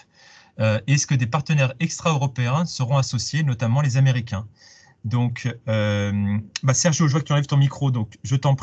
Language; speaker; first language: French; native; French